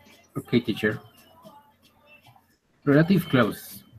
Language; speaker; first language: English; non-native, learner; Spanish